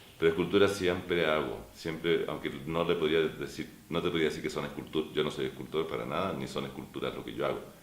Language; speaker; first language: Spanish; native; Spanish